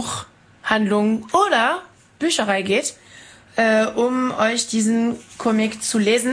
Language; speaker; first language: German; non-native, fluent; French